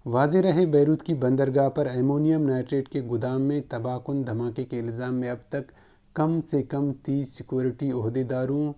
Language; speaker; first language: Urdu; non-native, local second language; Baluchi